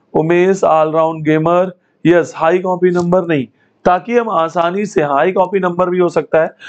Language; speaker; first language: Hindi; native; Hindi